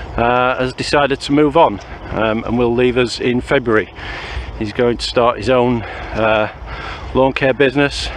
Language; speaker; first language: English; native; English